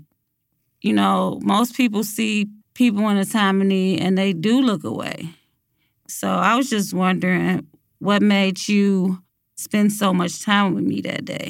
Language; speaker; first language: English; native; English